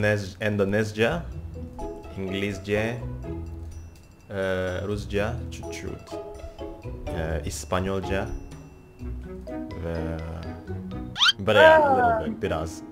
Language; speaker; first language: Turkish; non-native, learner; Indonesian